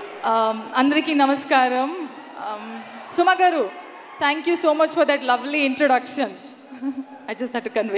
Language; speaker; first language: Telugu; non-native, learner; Kannada